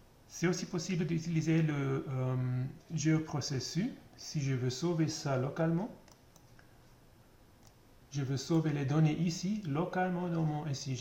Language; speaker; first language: French; non-native, learner; German